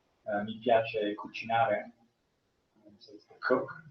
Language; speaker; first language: Italian; non-native, learner; English